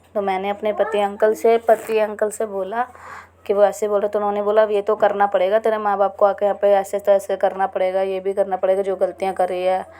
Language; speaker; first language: Hindi; native; Hindi